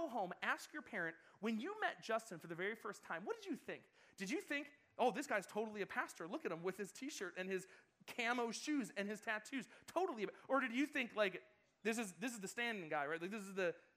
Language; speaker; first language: English; native; English